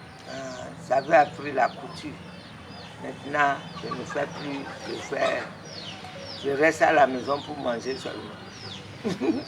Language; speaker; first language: French; non-native, learner; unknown